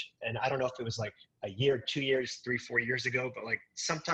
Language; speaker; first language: English; native; English